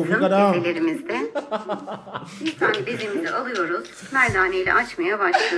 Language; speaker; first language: Turkish; native; Turkish